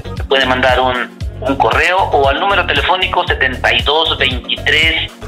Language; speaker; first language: Spanish; non-native, local second language; Nahuatl languages